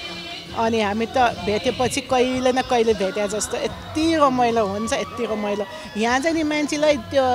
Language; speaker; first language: Nepali; early bilingual, other home language; German